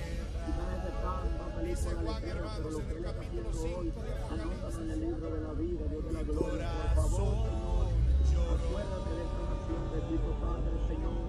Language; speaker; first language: Spanish; native; Spanish